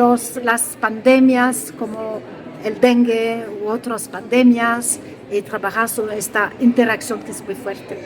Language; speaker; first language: Spanish; non-native, fluent; French